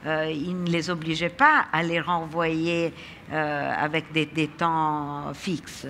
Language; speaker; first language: French; non-native, fluent; Italian